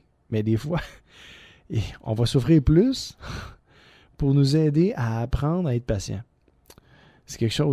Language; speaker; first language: French; native; French